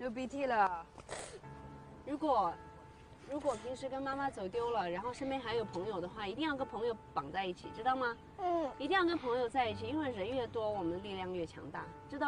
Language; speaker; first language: Chinese; native; Chinese